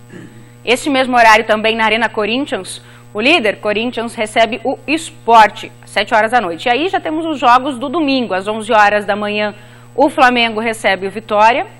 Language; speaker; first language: Portuguese; native; Portuguese